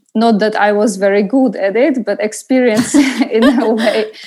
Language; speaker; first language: English; non-native, fluent; Polish